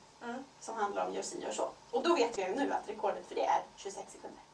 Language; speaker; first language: Swedish; native; Swedish